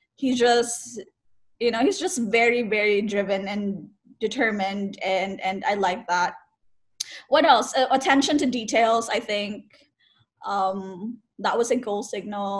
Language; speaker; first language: English; non-native, local second language; Cebuano